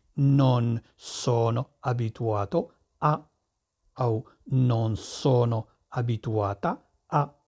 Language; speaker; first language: Italian; non-native, fluent; Arabic